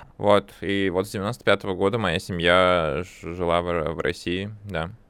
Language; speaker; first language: Russian; early bilingual, other home language; Armenian